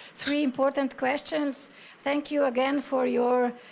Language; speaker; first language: English; non-native, fluent; Slovenian